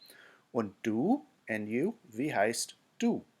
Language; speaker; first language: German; non-native, fluent; English